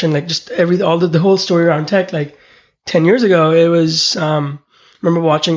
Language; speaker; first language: English; non-native, local second language; Hindi